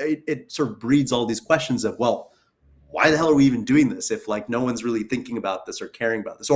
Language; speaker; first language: English; native; English